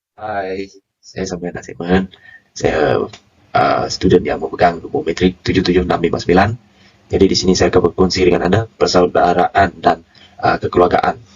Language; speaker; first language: Malay; non-native, local second language; Iban